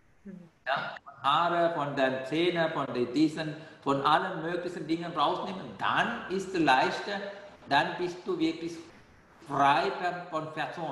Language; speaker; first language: German; non-native, fluent; Sinhala